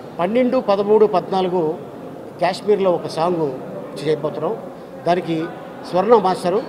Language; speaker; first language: Telugu; native; Telugu